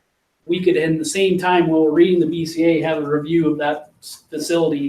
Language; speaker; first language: English; native; English